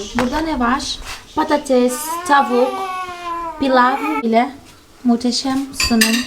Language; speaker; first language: Turkish; non-native, fluent; Portuguese